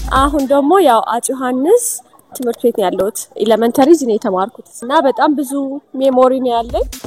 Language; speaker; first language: Amharic; non-native, local second language; Tigrinya